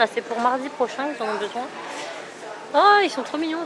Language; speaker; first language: French; native; French